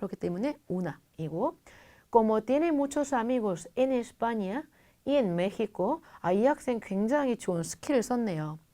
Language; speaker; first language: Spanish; non-native, fluent; Korean